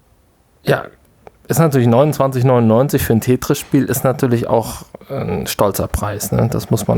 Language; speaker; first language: German; native; German